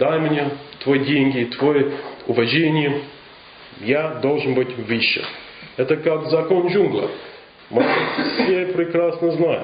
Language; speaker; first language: Russian; non-native, fluent; English